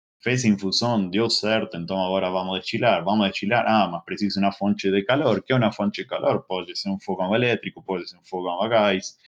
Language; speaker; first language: Portuguese; non-native, fluent; Spanish